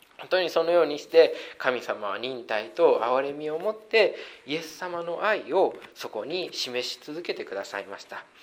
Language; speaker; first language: Japanese; native; Japanese